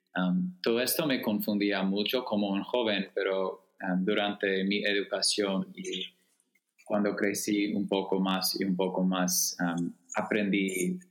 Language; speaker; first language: Spanish; non-native, fluent; English